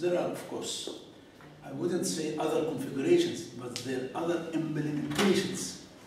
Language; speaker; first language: English; non-native, fluent; Arabic